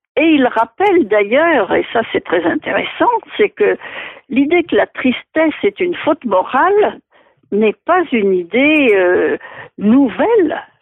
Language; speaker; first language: French; native; French